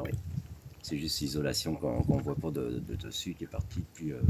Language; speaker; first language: French; native; French